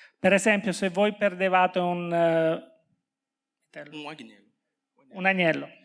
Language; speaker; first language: Italian; native; Italian